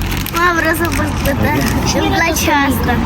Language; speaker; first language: Romanian; early bilingual, heritage; Romanian